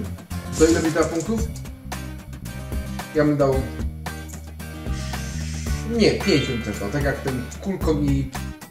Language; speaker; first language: Polish; native; Polish